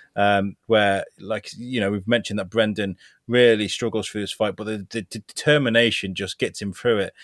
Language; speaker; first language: English; native; English